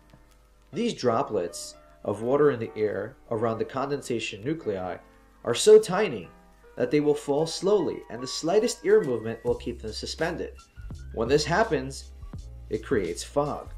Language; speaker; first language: English; native; English